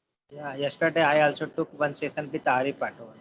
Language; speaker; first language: English; non-native, learner; Hindi